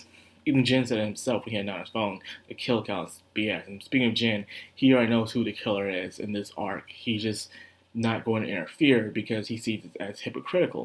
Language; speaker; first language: English; native; English